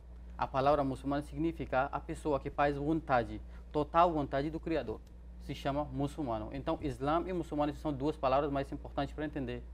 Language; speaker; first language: Portuguese; non-native, fluent; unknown